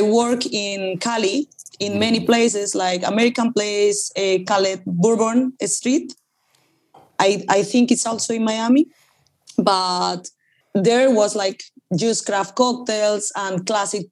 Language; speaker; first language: English; non-native, learner; Spanish